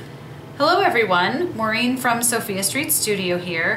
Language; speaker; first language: English; native; English